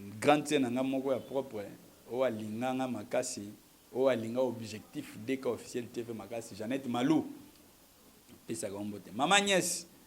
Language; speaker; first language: Lingala; native; Lingala